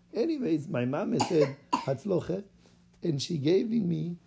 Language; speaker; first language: English; non-native, fluent; Hebrew